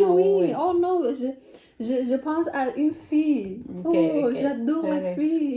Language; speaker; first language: French; non-native, learner; Persian